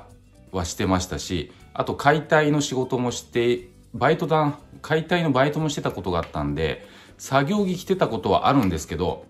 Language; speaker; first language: Japanese; native; Japanese